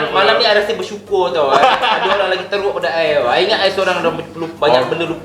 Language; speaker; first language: Malay; native; Malay